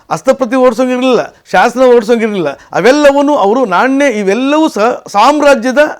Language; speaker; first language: Kannada; native; Kannada